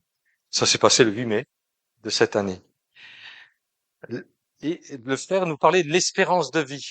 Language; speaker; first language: French; native; French